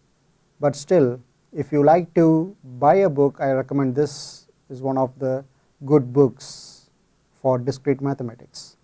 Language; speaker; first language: English; non-native, fluent; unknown